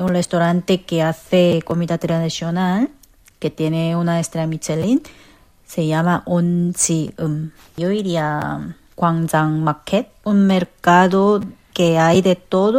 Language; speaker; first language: Spanish; non-native, learner; Korean